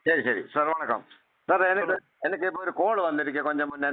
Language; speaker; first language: Tamil; non-native, learner; Malayalam